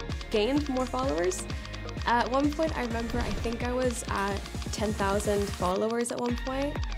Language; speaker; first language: English; native; English